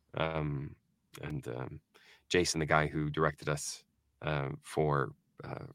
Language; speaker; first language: English; early bilingual, other home language; Norwegian